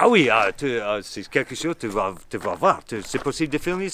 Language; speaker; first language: French; non-native, fluent; English